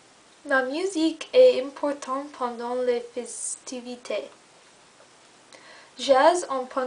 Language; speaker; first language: French; non-native, learner; English